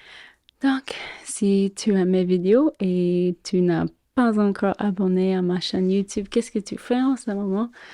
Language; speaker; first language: French; non-native, fluent; English